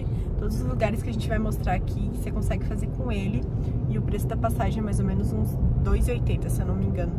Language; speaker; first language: Portuguese; native; Portuguese